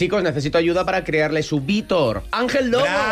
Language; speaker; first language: Spanish; native; Spanish